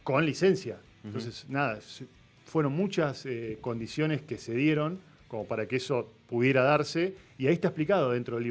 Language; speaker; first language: Spanish; native; Spanish